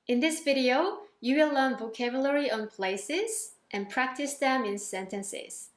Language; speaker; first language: English; non-native, fluent; Korean